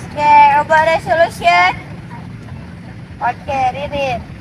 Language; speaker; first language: English; non-native, learner; Indonesian